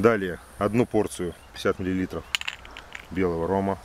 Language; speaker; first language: Russian; native; Russian